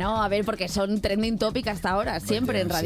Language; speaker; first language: Spanish; native; Spanish